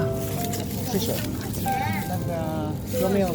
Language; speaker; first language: Chinese; non-native, learner; Japanese